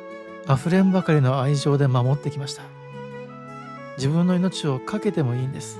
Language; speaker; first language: Japanese; native; Japanese